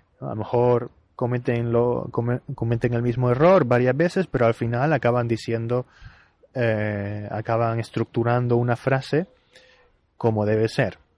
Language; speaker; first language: Spanish; native; Spanish